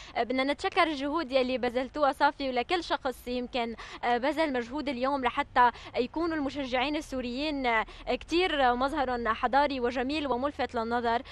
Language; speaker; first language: Arabic; native; Arabic